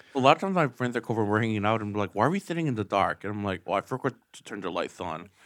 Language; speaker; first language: English; native; English